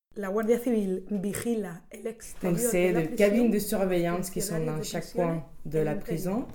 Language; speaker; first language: French; non-native, fluent; Spanish